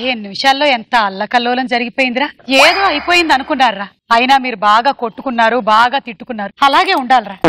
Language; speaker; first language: Telugu; native; Telugu